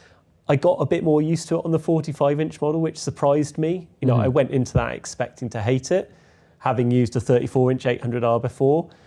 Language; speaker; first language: English; native; English